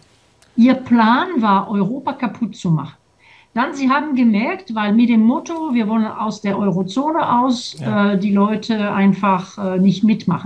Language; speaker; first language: German; non-native, fluent; French